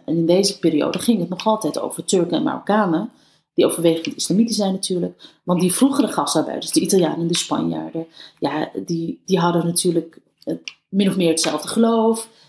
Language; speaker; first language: Dutch; early bilingual, other home language; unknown